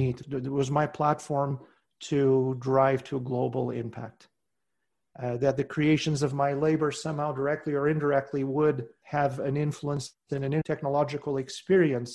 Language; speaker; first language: English; non-native, fluent; Portuguese